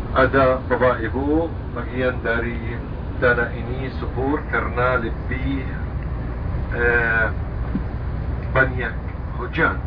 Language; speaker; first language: Indonesian; non-native, fluent; Arabic